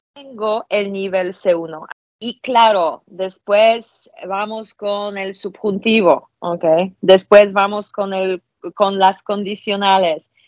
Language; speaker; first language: Spanish; non-native, fluent; Polish